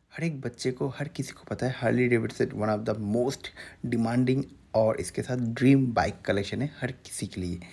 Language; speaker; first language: Hindi; non-native, local second language; Bangla